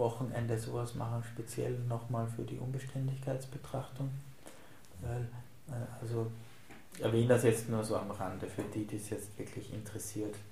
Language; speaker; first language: German; native; German